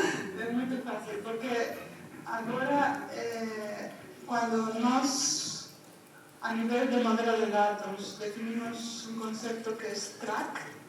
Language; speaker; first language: Portuguese; non-native, fluent; Spanish